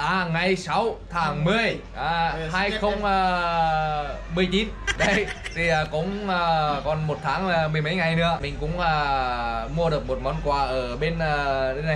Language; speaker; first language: Vietnamese; native; Vietnamese